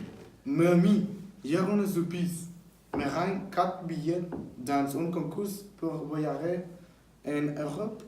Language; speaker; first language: French; non-native, learner; Spanish